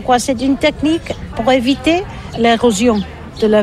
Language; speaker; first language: French; non-native, learner; Catalan